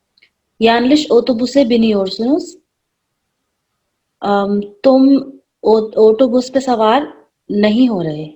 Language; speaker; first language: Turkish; non-native, learner; Urdu